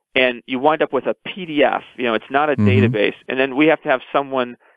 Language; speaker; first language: English; native; English